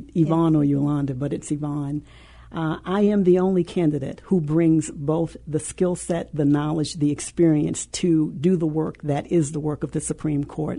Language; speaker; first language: English; native; English